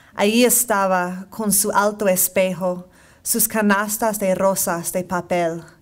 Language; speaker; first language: Spanish; non-native, fluent; English